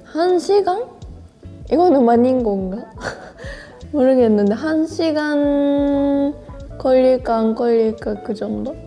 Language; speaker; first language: Korean; non-native, fluent; Japanese